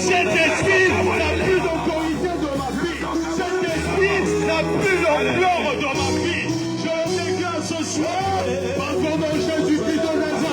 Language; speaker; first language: French; non-native, local second language; Lingala